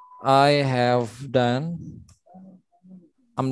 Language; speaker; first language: English; non-native, learner; Indonesian